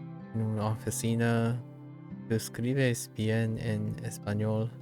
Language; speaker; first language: Spanish; non-native, learner; English